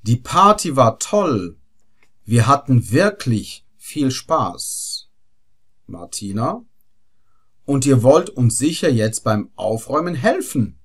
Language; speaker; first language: German; non-native, fluent; Arabic